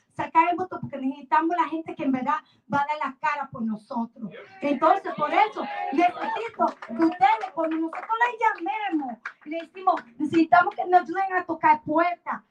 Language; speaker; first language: Spanish; early bilingual, other home language; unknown